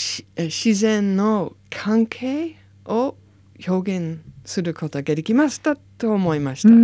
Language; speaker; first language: Japanese; non-native, learner; English